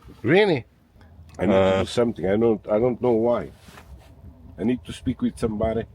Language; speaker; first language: English; non-native, learner; Portuguese